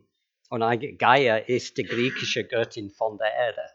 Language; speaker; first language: German; non-native, fluent; English